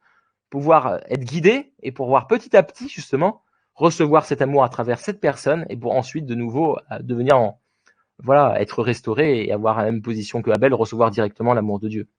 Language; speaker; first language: French; native; French